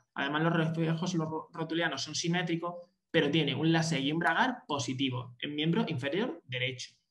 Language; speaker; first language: Spanish; native; Spanish